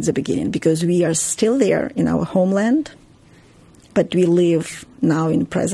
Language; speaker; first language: English; non-native, fluent; Ukrainian